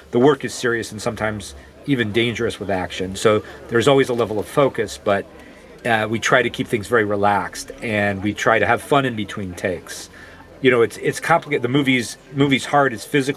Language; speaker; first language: English; native; English